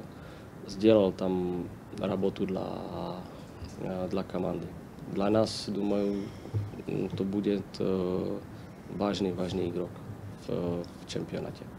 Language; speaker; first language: Russian; non-native, learner; Slovak